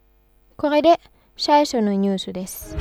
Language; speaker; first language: Japanese; non-native, fluent; Indonesian